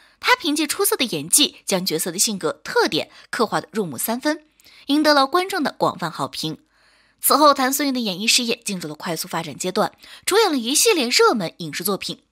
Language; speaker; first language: Chinese; native; Chinese